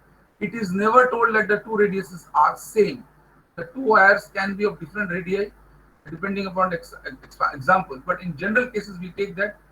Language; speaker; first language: English; non-native, local second language; Bangla